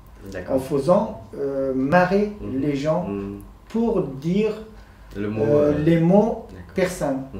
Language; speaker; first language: French; non-native, fluent; Persian